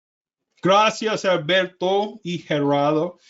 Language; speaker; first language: Spanish; non-native, learner; English